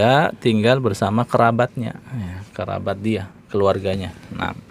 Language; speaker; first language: Indonesian; native; Indonesian